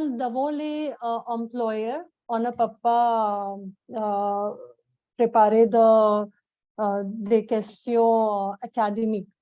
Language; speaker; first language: French; non-native, learner; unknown